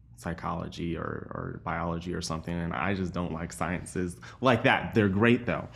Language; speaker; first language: English; native; English